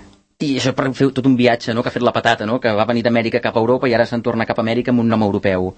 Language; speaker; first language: Catalan; native; Catalan